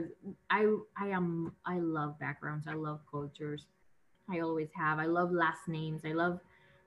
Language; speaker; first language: English; non-native, fluent; Spanish